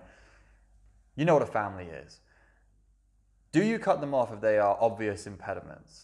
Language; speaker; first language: English; native; English